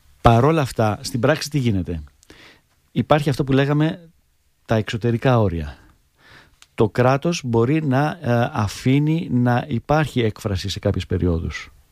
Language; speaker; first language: Greek; native; Greek